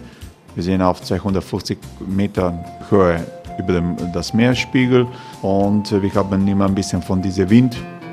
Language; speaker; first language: German; non-native, learner; Croatian